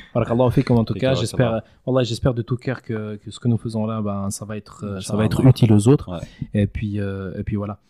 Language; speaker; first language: French; native; French